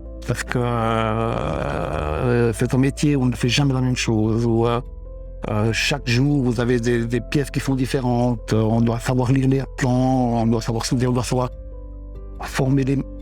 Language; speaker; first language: French; native; French